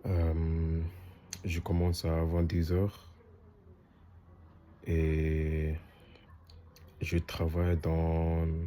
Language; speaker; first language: French; non-native, learner; English